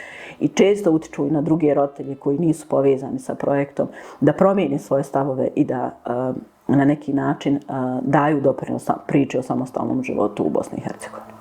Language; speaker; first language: Bosnian; native; Bosnian